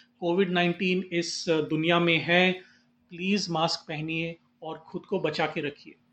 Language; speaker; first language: Hindi; non-native, local second language; Marathi